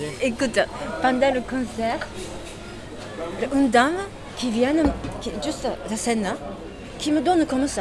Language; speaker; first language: French; non-native, learner; Japanese